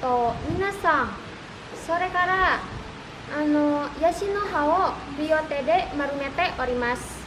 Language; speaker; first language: Japanese; non-native, learner; Indonesian